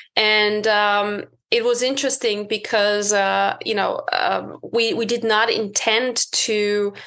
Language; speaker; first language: English; non-native, fluent; German